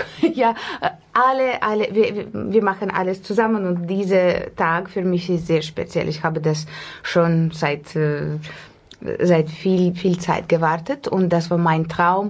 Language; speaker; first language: German; non-native, learner; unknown